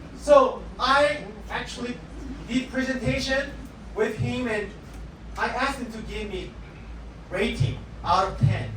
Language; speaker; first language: English; non-native, fluent; Korean